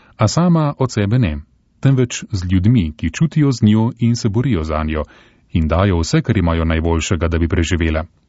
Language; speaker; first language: Slovenian; native; Slovenian